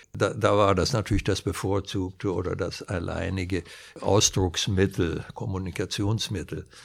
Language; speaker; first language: German; non-native, fluent; Swedish